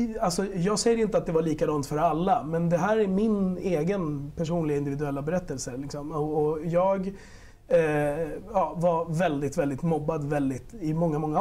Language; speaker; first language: Swedish; early bilingual, other home language; Spanish